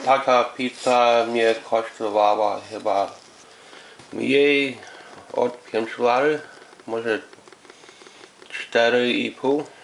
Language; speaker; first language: Polish; early bilingual, heritage; English